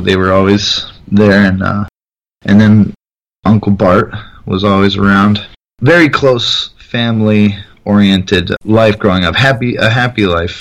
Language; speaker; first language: English; native; English